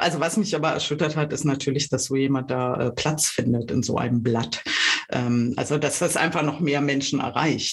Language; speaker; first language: German; native; German